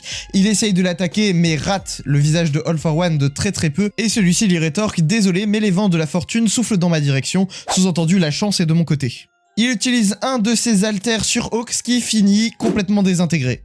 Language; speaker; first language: French; native; French